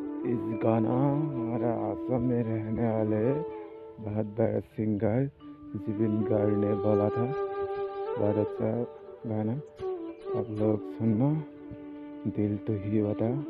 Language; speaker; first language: Hindi; non-native, local second language; Assamese